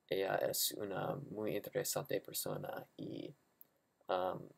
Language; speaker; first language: Spanish; non-native, learner; English